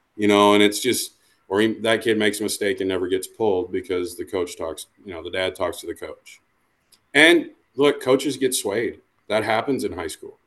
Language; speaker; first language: English; native; English